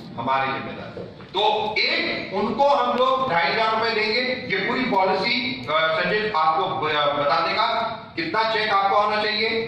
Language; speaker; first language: Hindi; native; Hindi